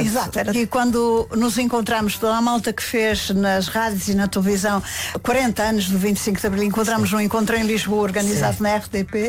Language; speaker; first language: Portuguese; native; Portuguese